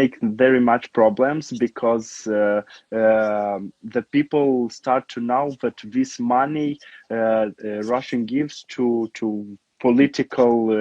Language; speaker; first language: English; non-native, learner; Romanian